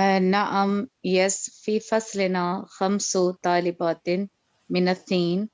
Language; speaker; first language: Arabic; non-native, learner; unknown